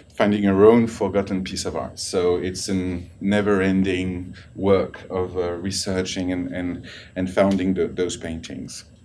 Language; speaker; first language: English; non-native, fluent; French